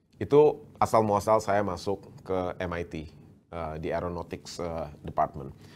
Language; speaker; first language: Indonesian; native; Indonesian